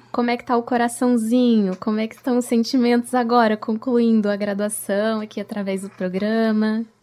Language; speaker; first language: Portuguese; native; Portuguese